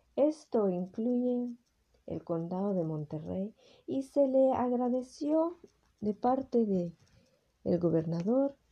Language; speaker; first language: Spanish; early bilingual, heritage; Spanish